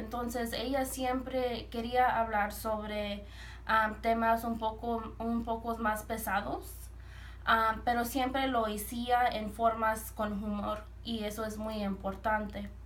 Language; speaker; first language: Spanish; early bilingual, heritage; Spanish